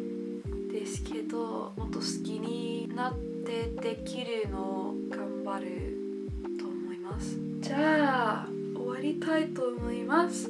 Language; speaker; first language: Japanese; non-native, learner; English